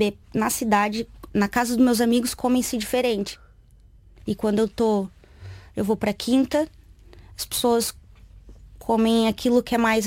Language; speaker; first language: Portuguese; native; Portuguese